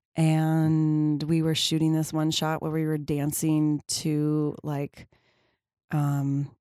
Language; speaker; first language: English; native; English